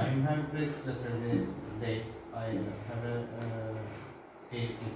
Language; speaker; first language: English; non-native, learner; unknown